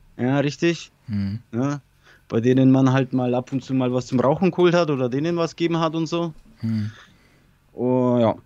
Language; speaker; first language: German; early bilingual, other home language; Polish